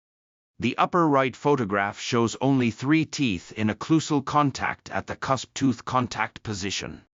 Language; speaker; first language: English; non-native, fluent; Japanese